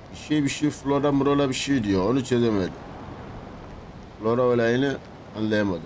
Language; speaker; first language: Turkish; native; Turkish